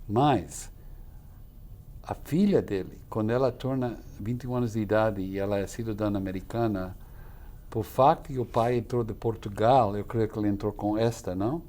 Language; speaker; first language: Portuguese; non-native, fluent; English